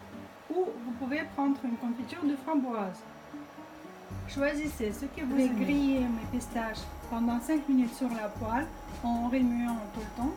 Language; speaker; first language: French; non-native, fluent; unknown